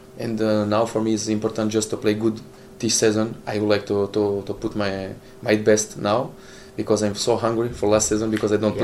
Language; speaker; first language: English; non-native, learner; Italian